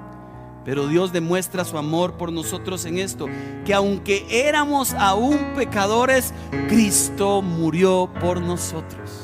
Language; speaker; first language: Spanish; native; Spanish